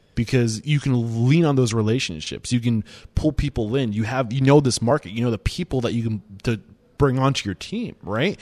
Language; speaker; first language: English; native; English